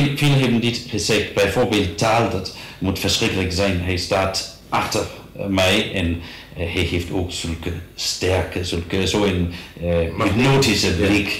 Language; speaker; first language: Dutch; non-native, fluent; Danish